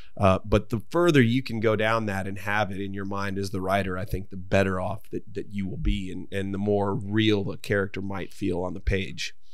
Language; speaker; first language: English; native; English